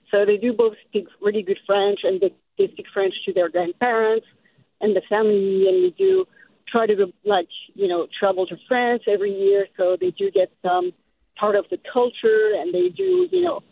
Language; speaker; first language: English; non-native, fluent; French